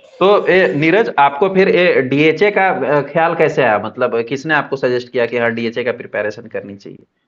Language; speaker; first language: Hindi; native; Hindi